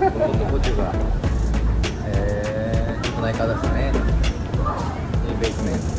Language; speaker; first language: Indonesian; non-native, fluent; Japanese